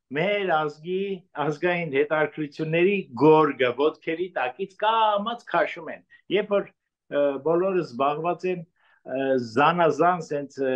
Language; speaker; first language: Armenian; native; Armenian